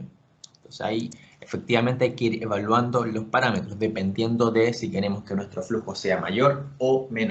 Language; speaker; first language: Spanish; native; Spanish